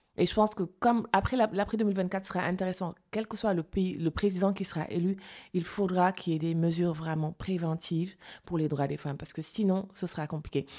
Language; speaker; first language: French; non-native, local second language; Fula